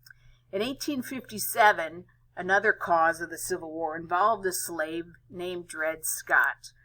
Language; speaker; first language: English; native; English